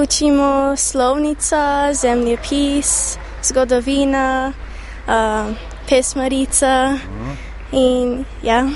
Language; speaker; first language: Slovenian; early bilingual, heritage; English